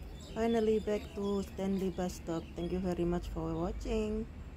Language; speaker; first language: English; non-native, learner; Indonesian